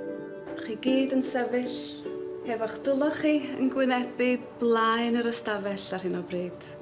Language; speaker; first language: Welsh; native; Welsh